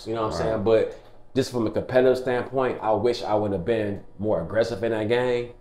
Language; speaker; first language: English; native; English